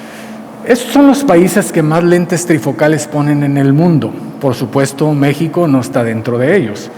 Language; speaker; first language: Spanish; native; Spanish